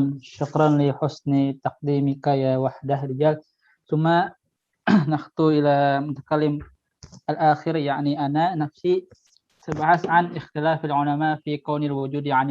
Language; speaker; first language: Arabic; non-native, learner; Indonesian